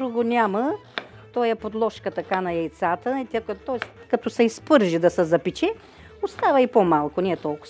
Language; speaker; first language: Bulgarian; native; Bulgarian